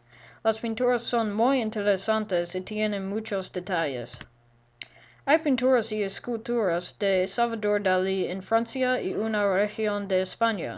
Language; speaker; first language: Spanish; non-native, learner; English